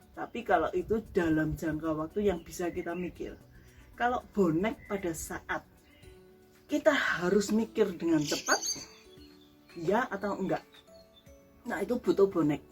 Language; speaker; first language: Indonesian; native; Indonesian